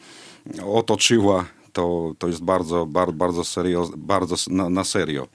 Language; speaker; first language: Polish; non-native, fluent; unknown